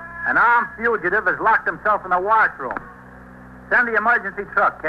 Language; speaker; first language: English; native; English